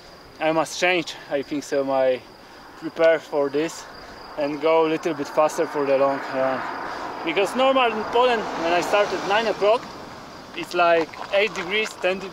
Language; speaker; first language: English; non-native, learner; Polish